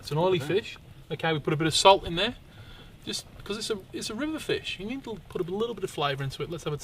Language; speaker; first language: English; native; English